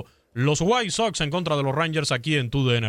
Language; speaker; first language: Spanish; native; Spanish